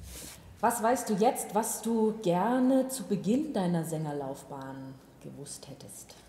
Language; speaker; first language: German; native; German